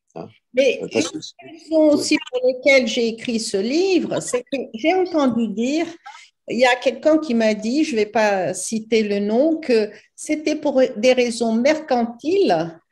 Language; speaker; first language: French; non-native, fluent; Portuguese